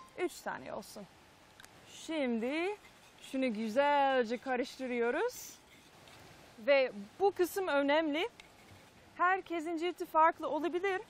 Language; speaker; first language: Turkish; non-native, fluent; English